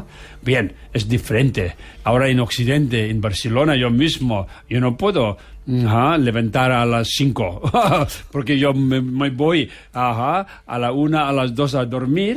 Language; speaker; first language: Spanish; non-native, learner; Tibetan